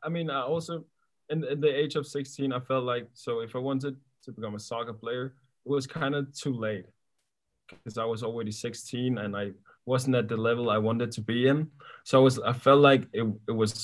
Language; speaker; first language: English; non-native, fluent; Kalaallisut